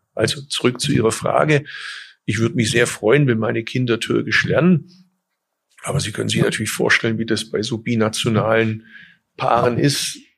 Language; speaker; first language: German; early bilingual, other home language; Turkish